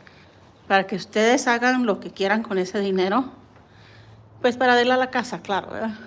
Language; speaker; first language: Spanish; early bilingual, heritage; Spanish